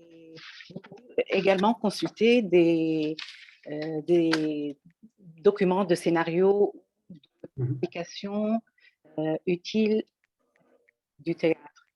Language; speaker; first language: French; non-native, local second language; Arabic